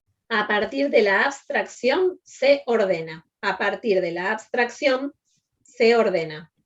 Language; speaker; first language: Spanish; native; Spanish